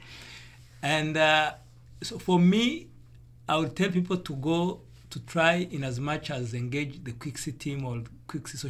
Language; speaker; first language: English; non-native, local second language; Kinyarwanda